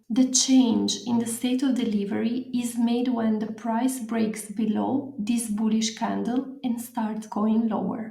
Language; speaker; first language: English; non-native, fluent; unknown